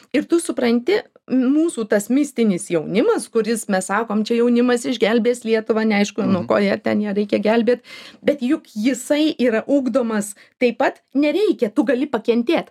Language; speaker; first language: Lithuanian; native; Lithuanian